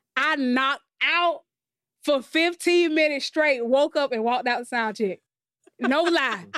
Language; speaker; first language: English; native; English